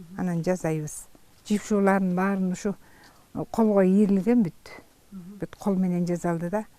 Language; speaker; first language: Kyrgyz; native; Kyrgyz